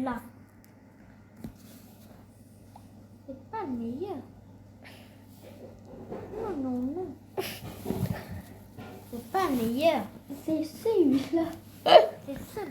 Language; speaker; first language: French; native; French